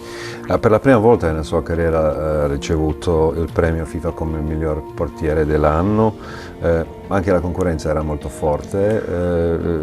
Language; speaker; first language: Italian; non-native, fluent; Slovenian